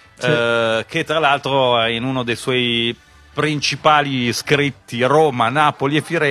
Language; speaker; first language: Italian; native; Italian